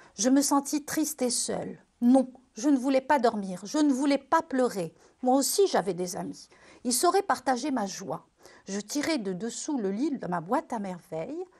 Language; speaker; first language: French; non-native, local second language; Arabic